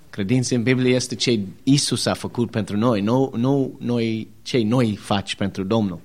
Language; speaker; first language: Romanian; non-native, learner; English